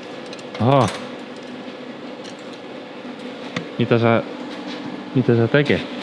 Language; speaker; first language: Finnish; non-native, fluent; Swedish